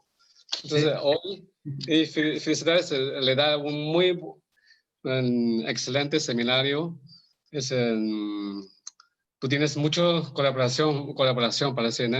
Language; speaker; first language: Spanish; non-native, learner; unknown